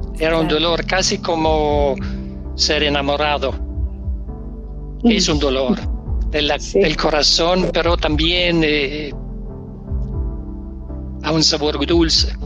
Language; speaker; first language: Spanish; non-native, learner; Danish